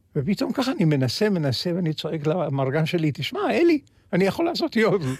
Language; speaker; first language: Hebrew; early bilingual, other home language; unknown